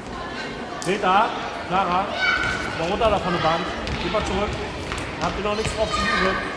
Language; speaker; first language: German; native; German